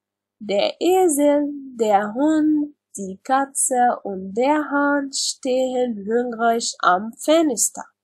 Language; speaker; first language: German; non-native, learner; Arabic